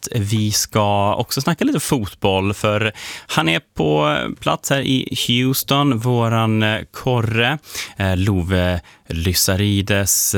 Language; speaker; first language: Swedish; native; Swedish